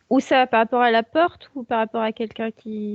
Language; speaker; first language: French; native; French